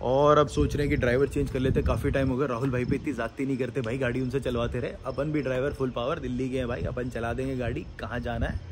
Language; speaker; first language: Hindi; native; Hindi